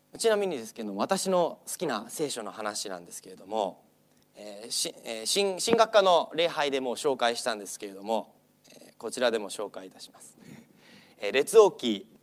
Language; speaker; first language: Japanese; non-native, fluent; English